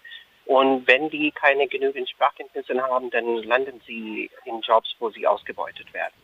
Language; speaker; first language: German; non-native, fluent; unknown